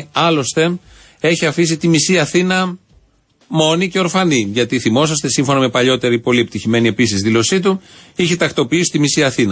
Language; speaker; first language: Greek; native; Greek